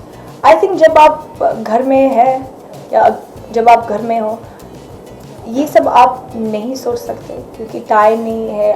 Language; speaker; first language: Hindi; non-native, fluent; Arabic